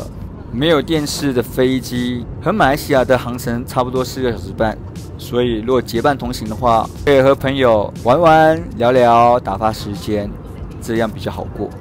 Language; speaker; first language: Chinese; native; Chinese